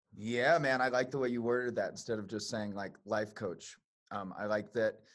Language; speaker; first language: English; native; English